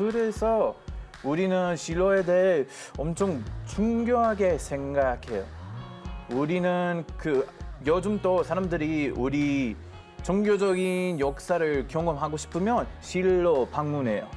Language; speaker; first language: Korean; non-native, fluent; Hebrew